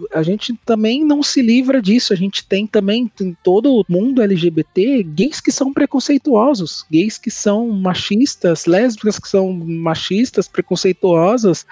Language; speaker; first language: Portuguese; native; Portuguese